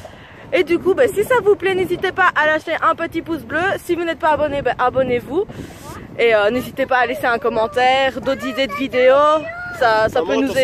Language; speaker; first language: French; native; French